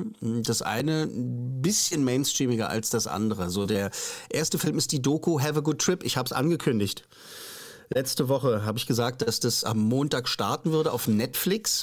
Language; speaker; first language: German; native; German